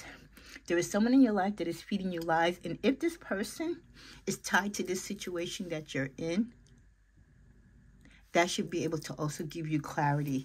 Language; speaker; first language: English; native; English